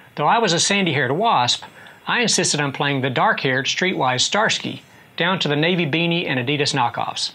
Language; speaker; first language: English; native; English